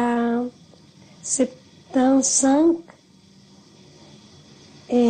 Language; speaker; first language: French; non-native, fluent; Spanish